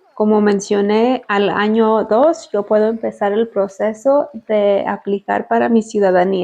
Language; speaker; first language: Spanish; early bilingual, heritage; Spanish